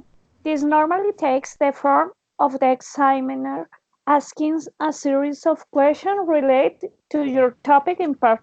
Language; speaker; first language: English; non-native, learner; Spanish